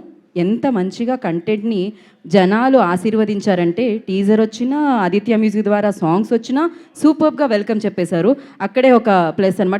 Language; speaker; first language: Telugu; native; Telugu